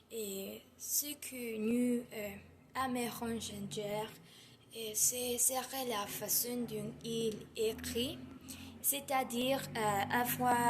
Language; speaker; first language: French; non-native, learner; Spanish